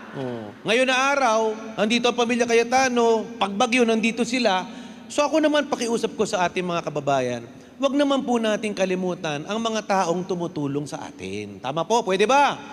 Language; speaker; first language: Filipino; non-native, local second language; Bikol